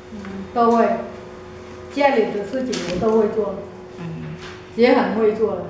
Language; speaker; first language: Chinese; non-native, local second language; Vietnamese